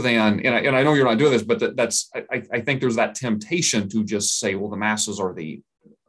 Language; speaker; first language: English; native; English